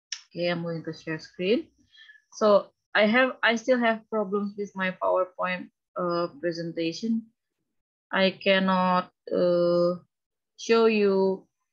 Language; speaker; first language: English; non-native, fluent; Indonesian